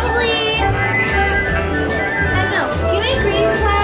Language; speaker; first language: English; native; English